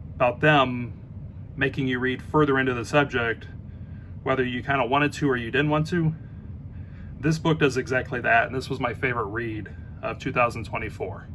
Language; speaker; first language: English; native; English